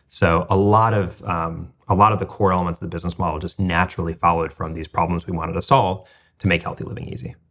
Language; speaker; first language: English; native; English